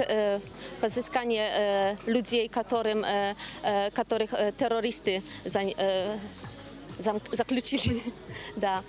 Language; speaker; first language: Ukrainian; non-native, learner; Polish